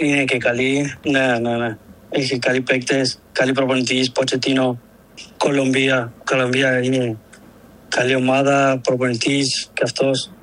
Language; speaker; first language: Greek; non-native, learner; Spanish